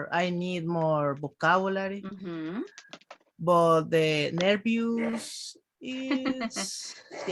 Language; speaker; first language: English; non-native, learner; Spanish